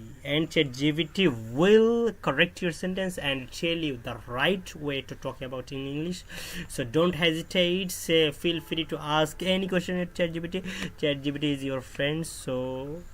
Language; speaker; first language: English; non-native, learner; Bangla